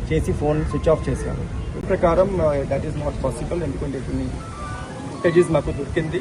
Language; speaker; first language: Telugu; non-native, local second language; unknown